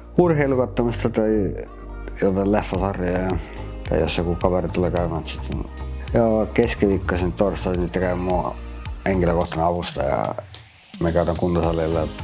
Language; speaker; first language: Finnish; non-native, fluent; Estonian